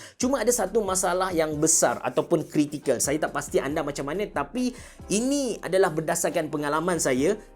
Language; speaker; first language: Malay; native; Malay